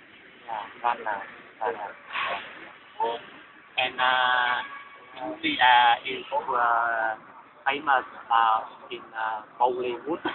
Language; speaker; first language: English; non-native, learner; Vietnamese